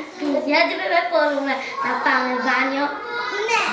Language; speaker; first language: Greek; early bilingual, other home language; Chinese